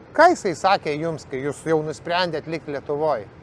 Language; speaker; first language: Lithuanian; native; Lithuanian